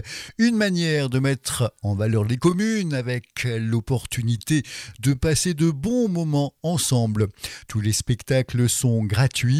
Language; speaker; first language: French; native; French